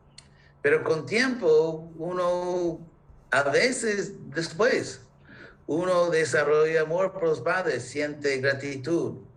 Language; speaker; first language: Spanish; non-native, fluent; English